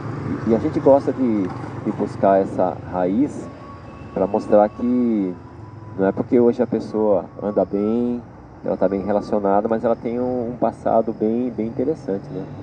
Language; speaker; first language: Portuguese; native; Portuguese